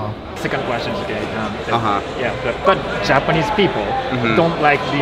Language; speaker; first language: English; non-native, learner; Japanese